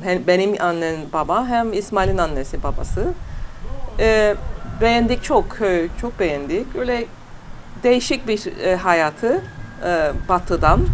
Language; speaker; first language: Turkish; non-native, fluent; English